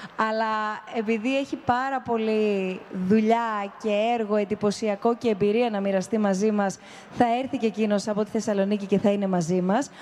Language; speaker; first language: Greek; native; Greek